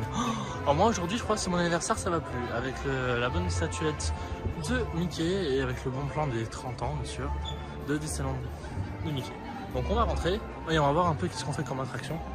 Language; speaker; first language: French; native; French